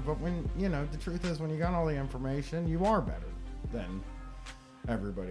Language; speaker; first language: English; native; English